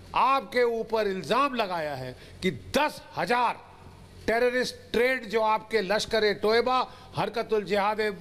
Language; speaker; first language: Hindi; native; Hindi